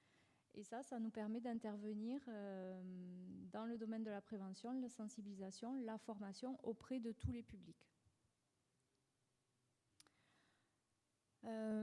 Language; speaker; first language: French; native; French